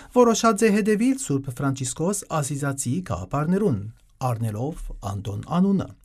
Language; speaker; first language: Armenian; native; Armenian